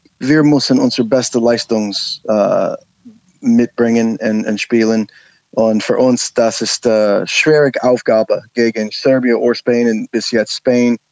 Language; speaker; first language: German; non-native, learner; English